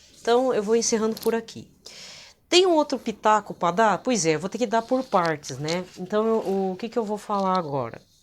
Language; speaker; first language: Portuguese; native; Portuguese